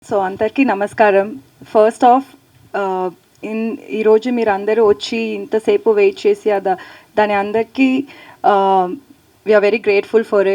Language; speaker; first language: Telugu; non-native, learner; Tamil